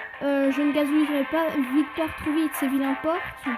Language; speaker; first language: French; native; French